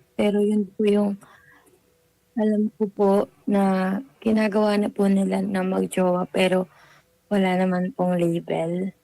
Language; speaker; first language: Filipino; native; Filipino